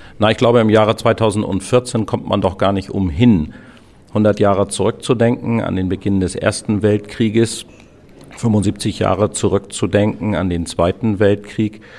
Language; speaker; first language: German; native; German